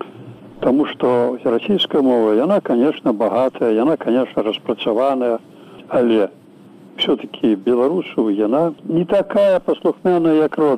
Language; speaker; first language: Belarusian; native; Belarusian